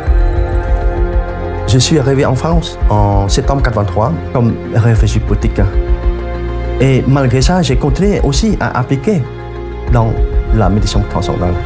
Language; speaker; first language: French; non-native, fluent; Khmer